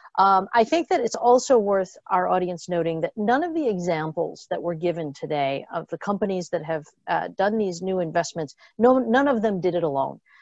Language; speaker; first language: English; native; English